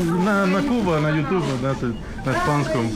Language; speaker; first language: Russian; non-native, learner; Spanish